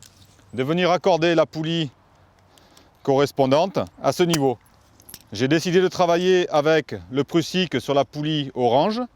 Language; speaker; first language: French; native; French